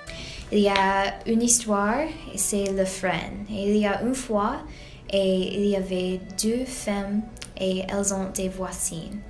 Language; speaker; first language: French; non-native, learner; English